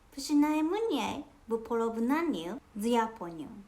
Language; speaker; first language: Polish; non-native, learner; Japanese